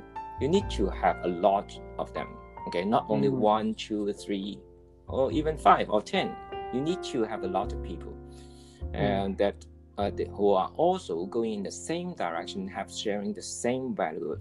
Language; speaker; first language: English; non-native, local second language; Cantonese